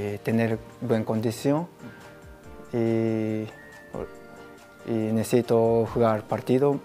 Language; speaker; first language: Spanish; non-native, learner; Japanese